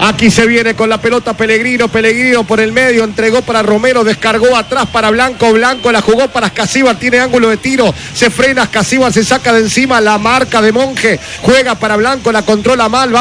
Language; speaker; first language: Spanish; native; Spanish